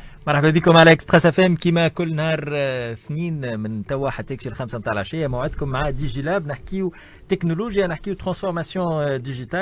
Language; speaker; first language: Arabic; native; Arabic